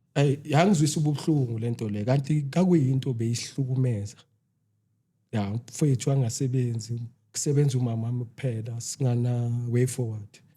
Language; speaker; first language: Zulu; native; Zulu